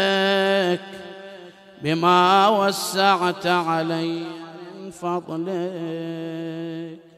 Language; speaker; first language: Arabic; native; Arabic